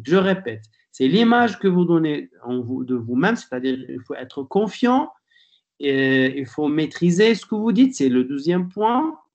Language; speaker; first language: French; non-native, local second language; Arabic